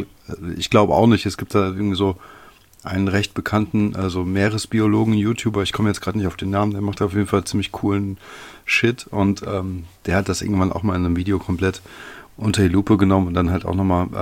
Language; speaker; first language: German; native; German